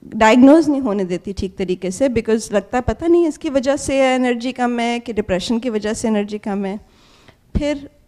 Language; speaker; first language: Hindi; native; Hindi